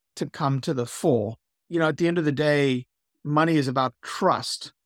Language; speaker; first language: English; native; English